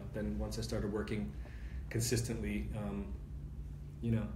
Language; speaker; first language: English; native; English